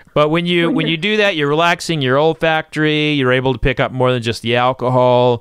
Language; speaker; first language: English; native; English